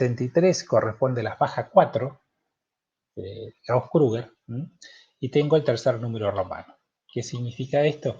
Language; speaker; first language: Spanish; native; Spanish